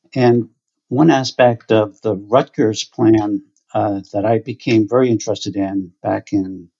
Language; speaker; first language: English; native; English